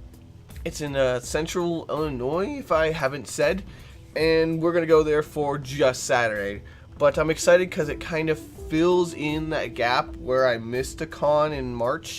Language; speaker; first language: English; native; English